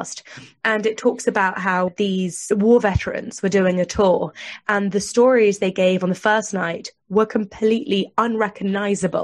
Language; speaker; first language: English; native; English